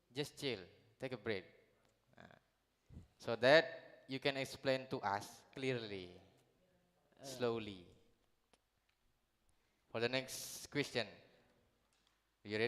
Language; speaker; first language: English; non-native, learner; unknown